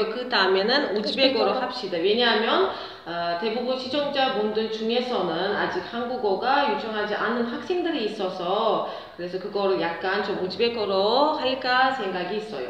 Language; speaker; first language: Korean; non-native, fluent; Uzbek